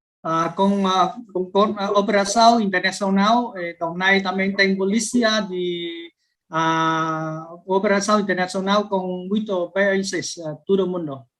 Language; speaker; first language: Portuguese; non-native, learner; Vietnamese